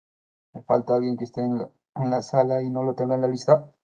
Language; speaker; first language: Spanish; native; Spanish